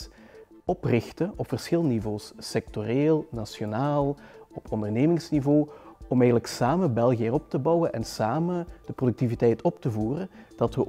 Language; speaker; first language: Dutch; native; Dutch